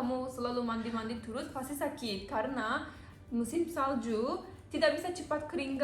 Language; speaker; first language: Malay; non-native, learner; Turkish